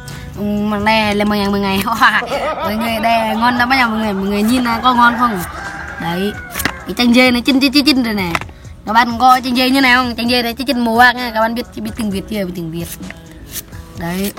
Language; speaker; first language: Vietnamese; non-native, local second language; Jarai